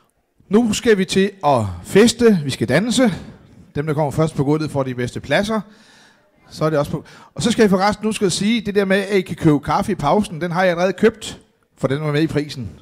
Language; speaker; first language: Danish; native; Danish